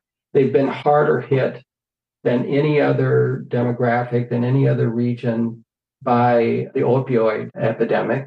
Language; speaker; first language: English; native; English